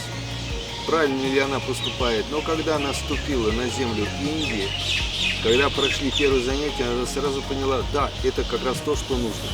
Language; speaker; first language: Russian; native; Russian